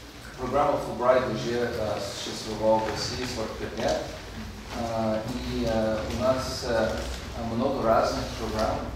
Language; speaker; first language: Russian; non-native, fluent; English